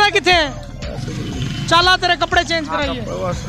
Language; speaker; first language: Urdu; non-native, local second language; Punjabi